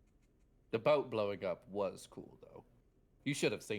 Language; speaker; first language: English; native; English